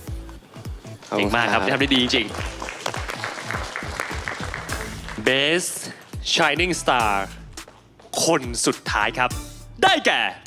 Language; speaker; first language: Thai; native; Thai